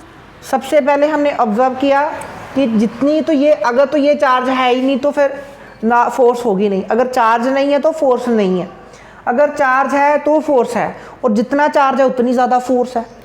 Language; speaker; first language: Hindi; non-native, local second language; Punjabi